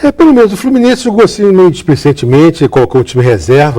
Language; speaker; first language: Portuguese; native; Portuguese